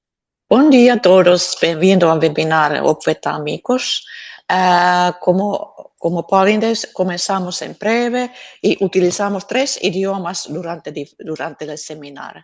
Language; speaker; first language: Portuguese; non-native, fluent; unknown